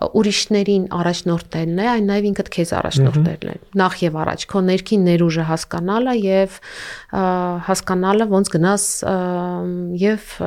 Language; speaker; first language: Armenian; native; Armenian